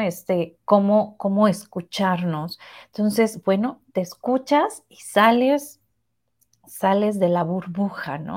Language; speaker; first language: Spanish; native; Spanish